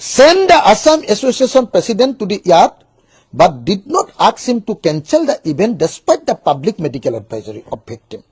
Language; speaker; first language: English; non-native, local second language; Assamese